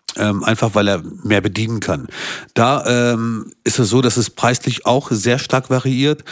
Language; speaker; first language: German; early bilingual, other home language; Albanian